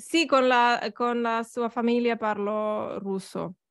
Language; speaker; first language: Italian; non-native, learner; Catalan